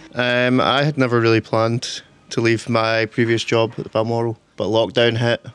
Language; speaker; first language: English; native; English